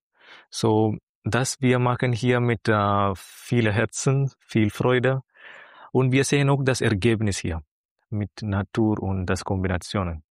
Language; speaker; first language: German; non-native, learner; Malayalam